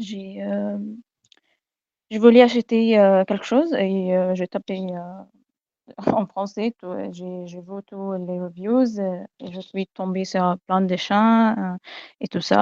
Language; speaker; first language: French; non-native, fluent; Arabic